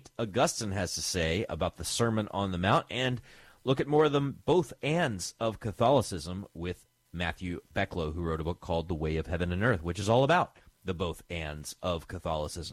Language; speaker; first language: English; native; English